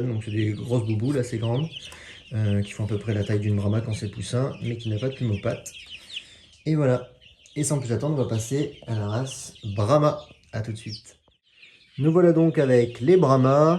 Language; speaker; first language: French; native; French